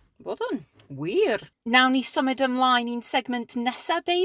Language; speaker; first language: Welsh; non-native, learner; English